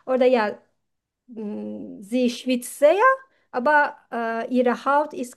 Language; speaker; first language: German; non-native, fluent; Turkish